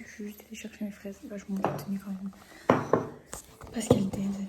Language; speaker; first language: French; native; French